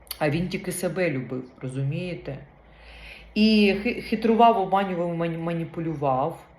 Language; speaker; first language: Ukrainian; non-native, local second language; Russian